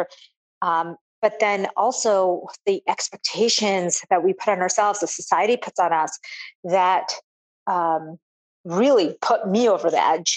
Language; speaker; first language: English; native; English